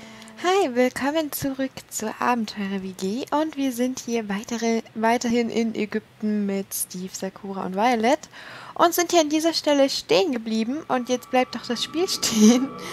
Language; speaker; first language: German; native; German